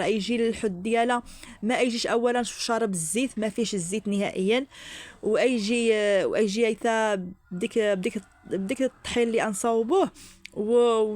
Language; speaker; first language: Arabic; native; Arabic